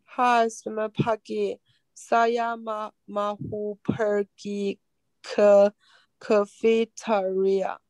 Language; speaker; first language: Indonesian; non-native, learner; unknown